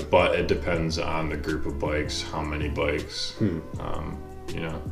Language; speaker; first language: English; native; English